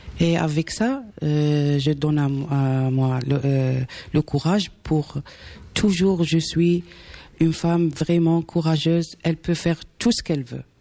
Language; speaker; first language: French; non-native, local second language; Arabic